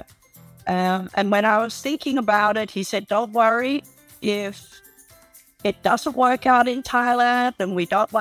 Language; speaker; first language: English; native; English